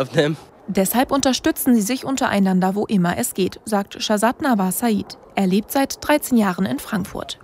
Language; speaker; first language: German; native; German